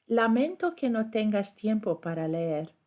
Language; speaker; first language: Spanish; non-native, fluent; English